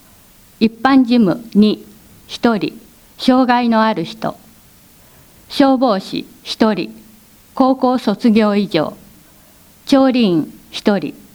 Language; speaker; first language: Japanese; native; Japanese